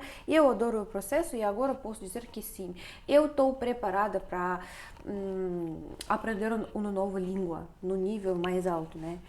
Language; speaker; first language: Portuguese; non-native, fluent; Russian